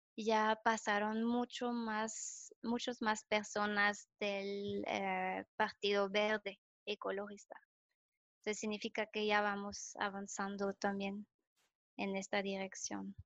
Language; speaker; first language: Spanish; non-native, fluent; French